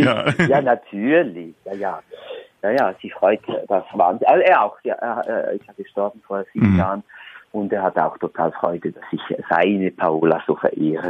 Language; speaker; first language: German; native; German